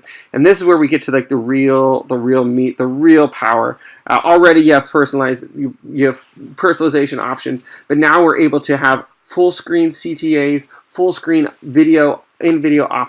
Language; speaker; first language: English; native; English